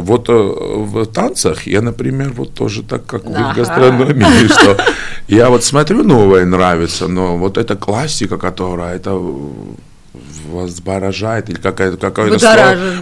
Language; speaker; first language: Russian; non-native, fluent; Georgian